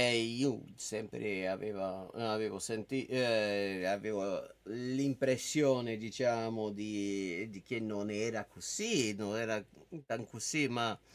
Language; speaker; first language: Italian; non-native, fluent; English